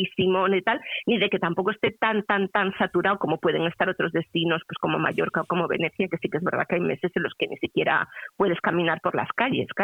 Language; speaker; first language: Spanish; native; Spanish